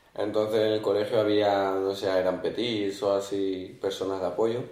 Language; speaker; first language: Spanish; early bilingual, other home language; Arabic